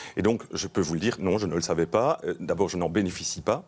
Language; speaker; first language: French; native; French